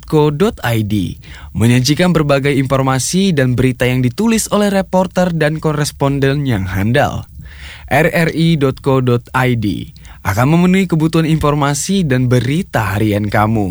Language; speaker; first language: Indonesian; native; Indonesian